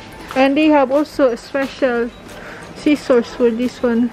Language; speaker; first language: English; non-native, learner; Filipino